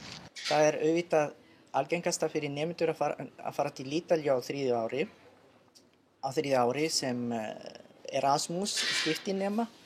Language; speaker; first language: Icelandic; non-native, fluent; Italian